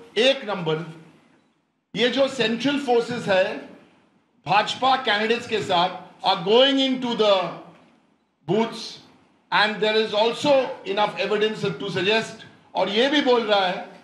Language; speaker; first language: English; native; English